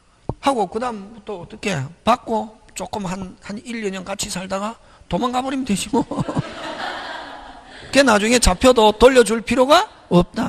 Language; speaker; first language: Korean; native; Korean